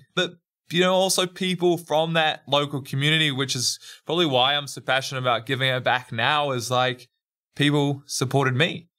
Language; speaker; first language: English; native; English